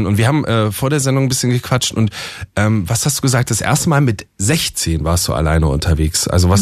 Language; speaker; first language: German; native; German